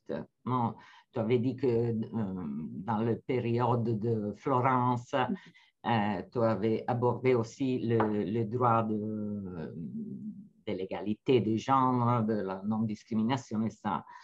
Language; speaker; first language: French; non-native, fluent; Italian